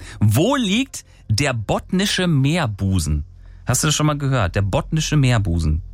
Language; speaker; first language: German; native; German